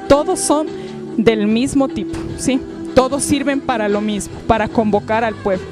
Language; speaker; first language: Spanish; native; Spanish